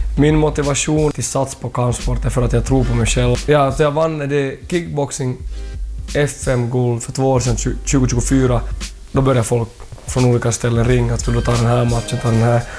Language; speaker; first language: Swedish; early bilingual, other home language; Thai